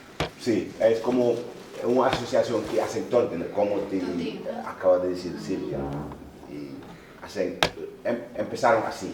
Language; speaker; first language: Spanish; non-native, fluent; Wolof